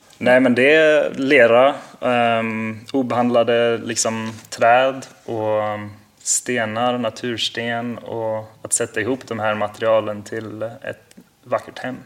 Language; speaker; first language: Swedish; early bilingual, heritage; Swedish